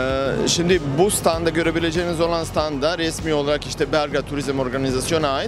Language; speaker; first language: Turkish; non-native, fluent; Serbian